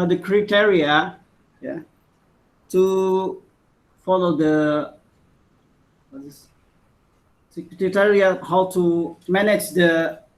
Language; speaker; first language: English; non-native, learner; Indonesian